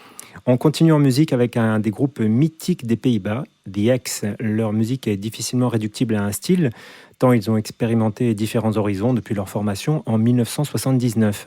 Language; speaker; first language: French; native; French